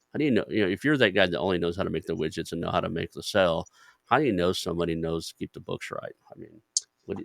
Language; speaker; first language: English; native; English